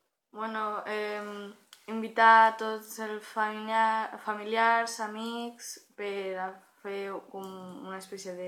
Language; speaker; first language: Catalan; non-native, learner; Romanian